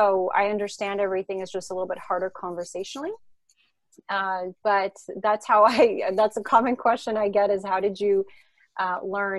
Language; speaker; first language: English; non-native, fluent; French